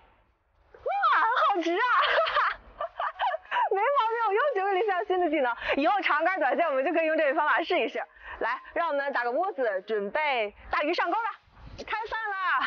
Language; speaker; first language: Chinese; native; Chinese